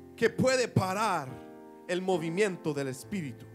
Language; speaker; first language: Spanish; early bilingual, heritage; Spanish